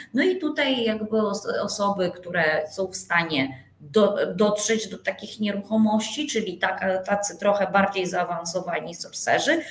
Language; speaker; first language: Polish; native; Polish